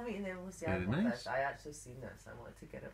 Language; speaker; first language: English; native; English